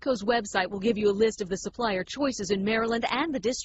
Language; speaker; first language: English; native; English